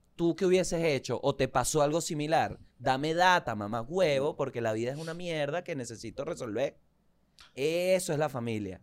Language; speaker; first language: Spanish; native; Spanish